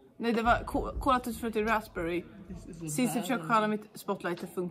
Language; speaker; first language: Swedish; native; Swedish